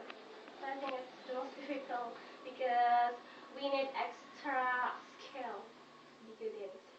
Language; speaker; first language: English; non-native, fluent; Indonesian